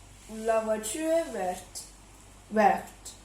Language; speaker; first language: French; non-native, learner; Chinese